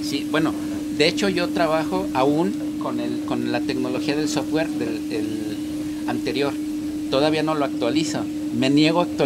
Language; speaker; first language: Spanish; native; Spanish